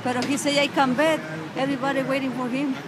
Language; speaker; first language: English; non-native, learner; Spanish